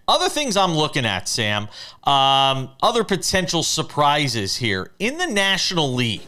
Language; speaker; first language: English; native; English